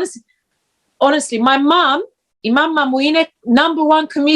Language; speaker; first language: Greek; early bilingual, heritage; Greek